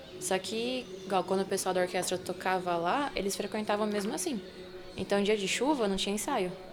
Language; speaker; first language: Portuguese; native; Portuguese